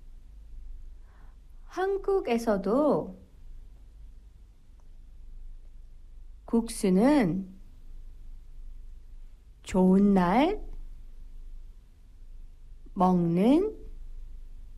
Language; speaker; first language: English; non-native, fluent; Korean